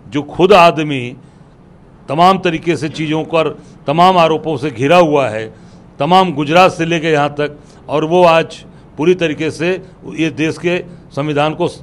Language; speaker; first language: Hindi; native; Hindi